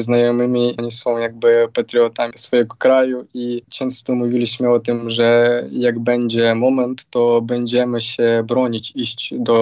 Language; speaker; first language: Polish; non-native, fluent; Ukrainian